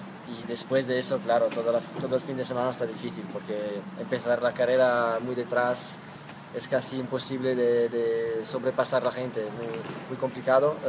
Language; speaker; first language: Spanish; non-native, learner; German